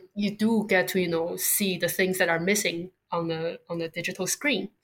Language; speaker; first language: English; non-native, fluent; Chinese